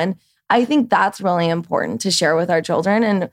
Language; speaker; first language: English; early bilingual, other home language; Persian